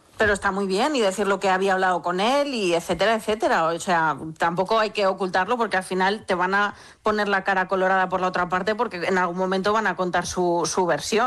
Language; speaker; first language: Spanish; native; Spanish